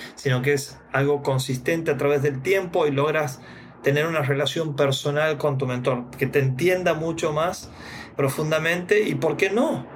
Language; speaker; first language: Spanish; native; Spanish